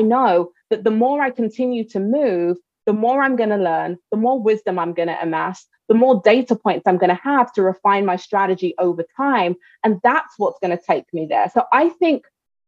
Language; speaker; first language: English; native; English